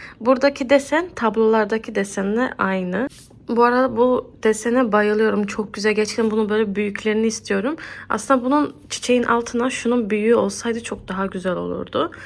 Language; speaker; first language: Turkish; early bilingual, heritage; Turkish